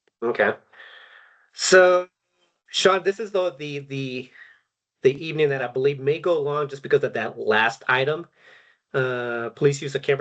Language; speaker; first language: English; native; English